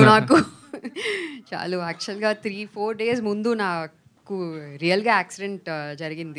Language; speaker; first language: Telugu; non-native, learner; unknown